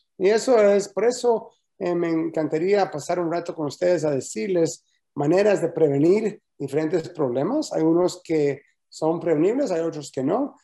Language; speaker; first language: Spanish; early bilingual, heritage; Spanish